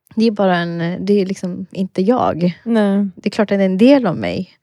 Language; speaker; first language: Swedish; early bilingual, other home language; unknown